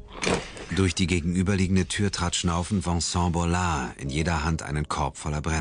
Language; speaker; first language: German; native; German